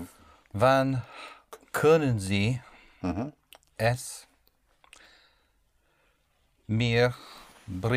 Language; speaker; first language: German; non-native, learner; English